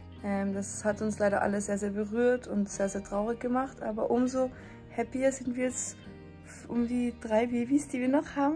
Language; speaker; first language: German; native; German